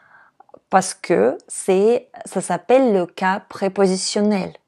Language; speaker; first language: French; non-native, fluent; Russian